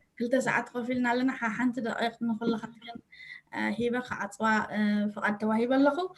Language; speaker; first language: Tigrinya; early bilingual, heritage; Tigrinya